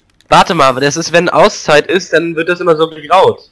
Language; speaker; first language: German; native; German